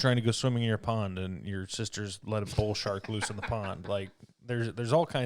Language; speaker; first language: English; native; English